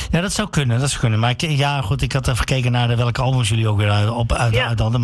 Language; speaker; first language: Dutch; native; Dutch